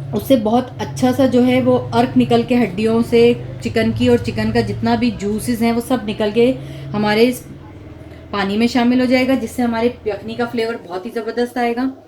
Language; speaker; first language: Urdu; native; Urdu